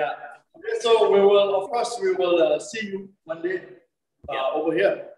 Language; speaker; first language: English; non-native, local second language; Malay